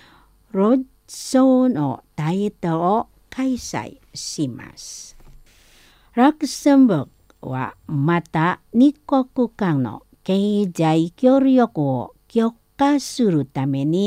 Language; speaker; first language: Japanese; non-native, fluent; Indonesian